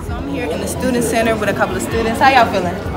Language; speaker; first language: English; native; English